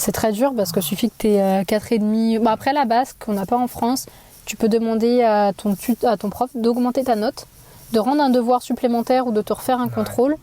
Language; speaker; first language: French; native; French